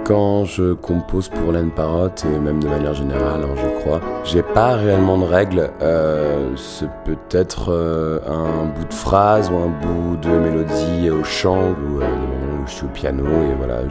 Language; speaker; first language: French; native; French